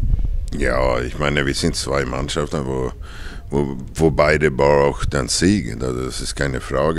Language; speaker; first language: German; non-native, fluent; Swedish